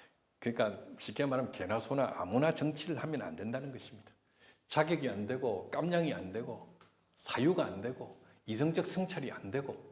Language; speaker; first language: Korean; native; Korean